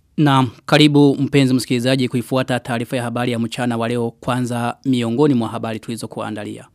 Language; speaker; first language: Swahili; non-native, local second language; Rundi